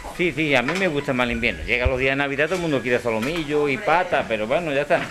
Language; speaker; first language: Spanish; native; Spanish